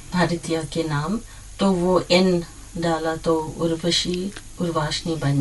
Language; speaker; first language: Hindi; early bilingual, heritage; English